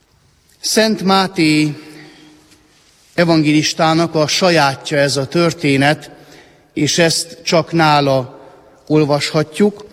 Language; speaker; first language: Hungarian; native; Hungarian